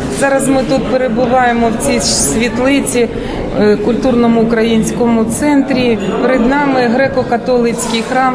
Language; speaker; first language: Ukrainian; native; Ukrainian